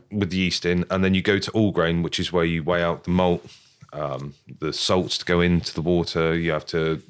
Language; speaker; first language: English; native; English